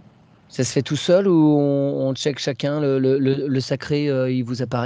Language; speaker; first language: French; native; French